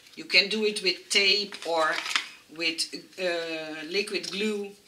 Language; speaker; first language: English; non-native, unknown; Dutch